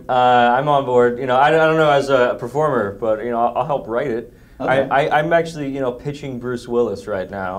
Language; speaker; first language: English; native; English